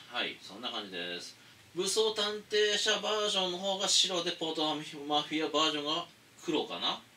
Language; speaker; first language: Japanese; native; Japanese